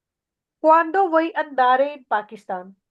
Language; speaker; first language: Italian; non-native, learner; Urdu